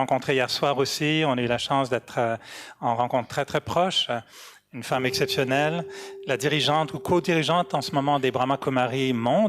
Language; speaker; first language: French; native; French